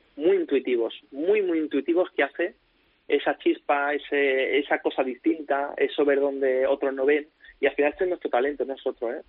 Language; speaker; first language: Spanish; native; Spanish